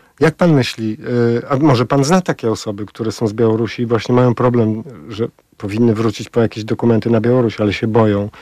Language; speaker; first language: Polish; native; Polish